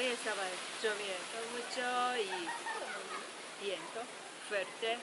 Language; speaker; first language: Spanish; non-native, learner; Japanese